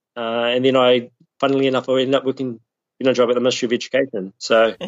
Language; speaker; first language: English; native; English